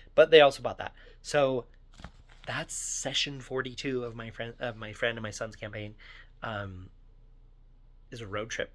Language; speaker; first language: English; native; English